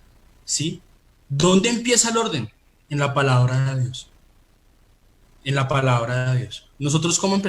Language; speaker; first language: Spanish; native; Spanish